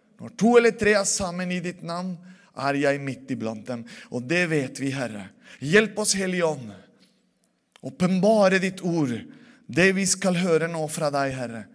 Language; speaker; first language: Norwegian; non-native, fluent; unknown